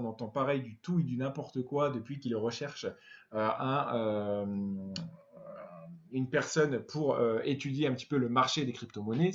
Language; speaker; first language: French; native; French